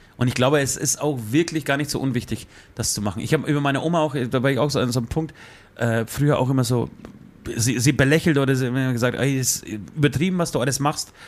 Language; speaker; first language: German; early bilingual, other home language; Polish